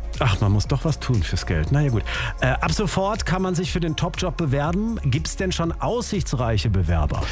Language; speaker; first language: German; native; German